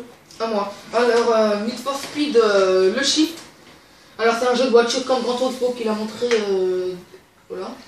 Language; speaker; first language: French; native; French